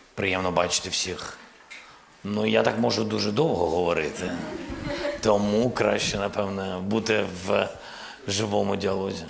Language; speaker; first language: Ukrainian; non-native, local second language; Russian